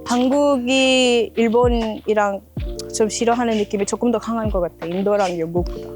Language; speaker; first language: Korean; non-native, fluent; Kannada